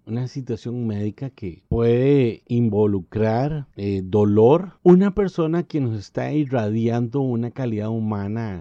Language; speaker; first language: Spanish; native; Spanish